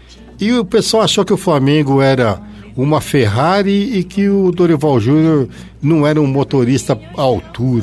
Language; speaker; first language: Portuguese; native; Portuguese